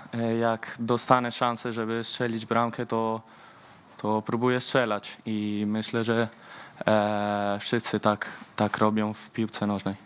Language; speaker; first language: Polish; early bilingual, heritage; Polish